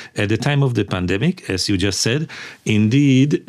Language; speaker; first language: English; non-native, fluent; Hungarian